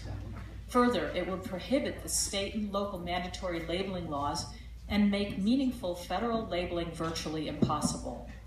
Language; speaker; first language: English; native; English